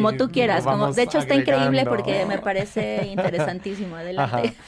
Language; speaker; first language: Spanish; native; Spanish